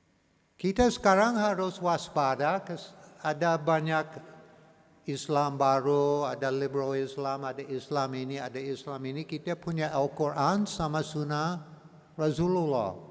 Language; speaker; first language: Indonesian; non-native, learner; English